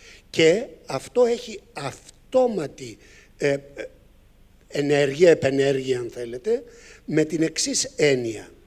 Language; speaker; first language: Greek; native; Greek